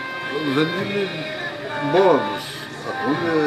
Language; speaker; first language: Albanian; early bilingual, heritage; Albanian